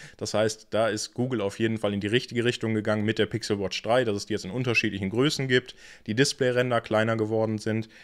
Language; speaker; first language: German; native; German